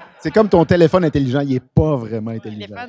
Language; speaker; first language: French; native; French